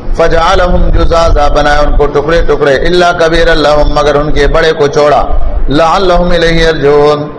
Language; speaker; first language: Urdu; non-native, local second language; Pashto